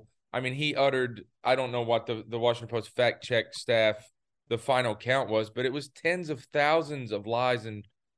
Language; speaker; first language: English; native; English